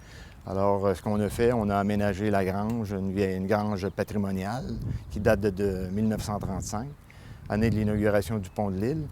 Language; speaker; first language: French; native; French